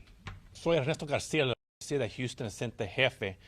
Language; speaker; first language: Spanish; early bilingual, heritage; English